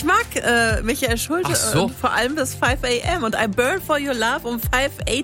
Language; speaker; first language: German; native; German